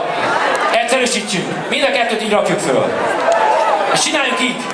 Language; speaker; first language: Hungarian; native; Hungarian